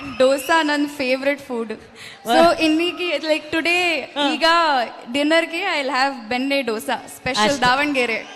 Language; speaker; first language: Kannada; non-native, learner; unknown